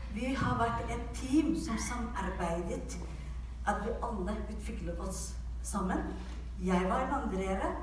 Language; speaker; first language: Norwegian; non-native, fluent; Somali